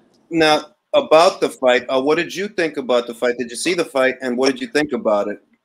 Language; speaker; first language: English; early bilingual, other home language; Spanish